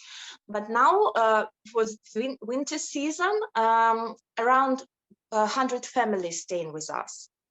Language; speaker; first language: English; non-native, fluent; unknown